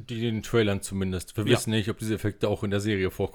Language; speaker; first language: German; native; German